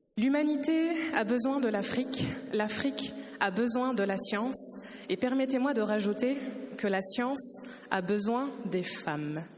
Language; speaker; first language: French; early bilingual, other home language; Lingala